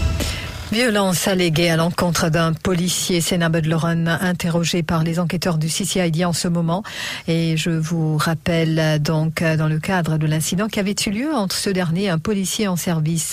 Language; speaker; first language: French; non-native, local second language; Morisyen